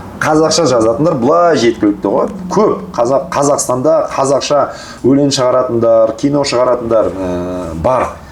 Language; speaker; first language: Kazakh; early bilingual, heritage; Kazakh